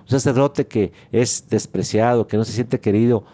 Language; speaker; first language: Spanish; native; Spanish